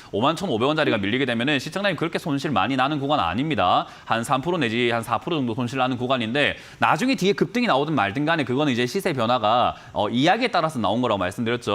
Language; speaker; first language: Korean; native; Korean